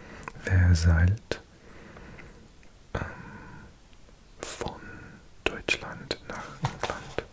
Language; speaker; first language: German; non-native, learner; English